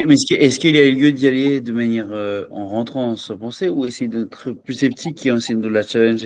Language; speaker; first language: French; native; French